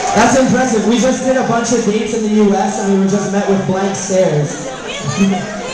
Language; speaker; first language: English; native; English